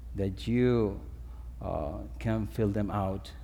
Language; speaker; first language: English; non-native, fluent; Spanish